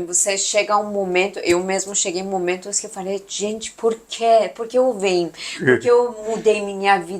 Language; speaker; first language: Portuguese; non-native, fluent; Persian